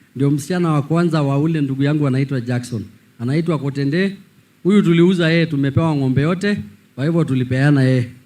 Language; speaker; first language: Swahili; non-native, local second language; Masai